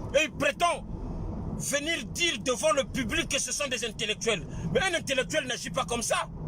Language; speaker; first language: French; non-native, local second language; Lingala